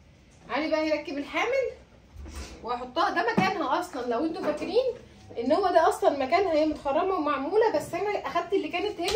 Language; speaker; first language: Arabic; native; Arabic